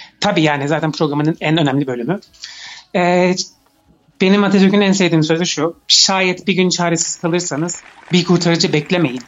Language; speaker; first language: Turkish; early bilingual, heritage; Turkish